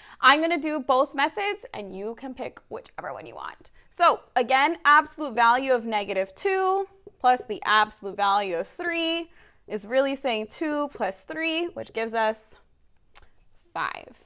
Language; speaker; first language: English; early bilingual, other home language; Spanish